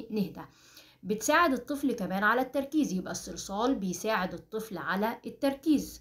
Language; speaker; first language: Arabic; native; Arabic